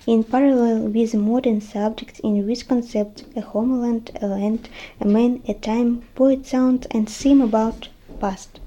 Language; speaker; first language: English; non-native, learner; Russian